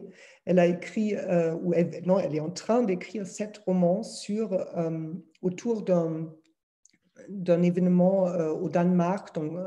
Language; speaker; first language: French; non-native, fluent; German